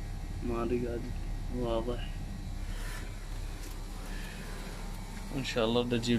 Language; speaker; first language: Arabic; native; Arabic